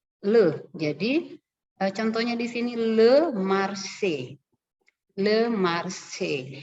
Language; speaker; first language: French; non-native, learner; Indonesian